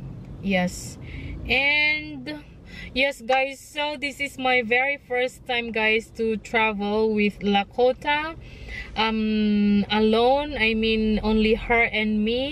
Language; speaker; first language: English; non-native, local second language; Filipino